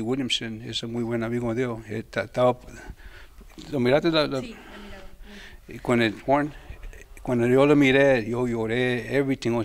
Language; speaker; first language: Spanish; early bilingual, heritage; Spanish